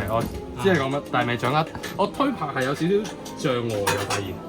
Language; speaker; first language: Chinese; native; Chinese